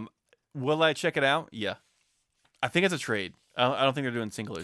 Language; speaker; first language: English; native; English